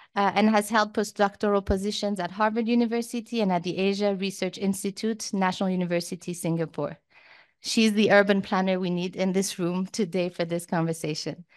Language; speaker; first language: English; early bilingual, other home language; Persian